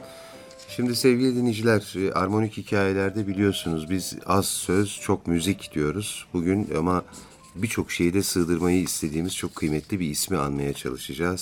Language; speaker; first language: Turkish; native; Turkish